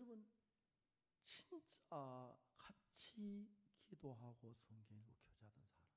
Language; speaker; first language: Korean; native; Korean